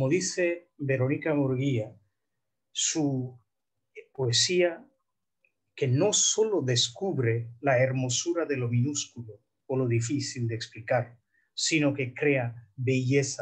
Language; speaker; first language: Spanish; non-native, fluent; Bangla